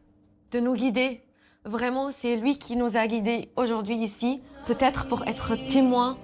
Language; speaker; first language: French; non-native, fluent; Assyrian Neo-Aramaic